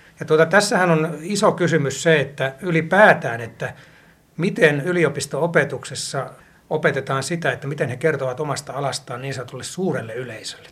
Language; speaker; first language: Finnish; native; Finnish